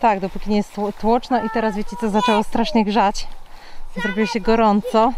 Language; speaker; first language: Polish; native; Polish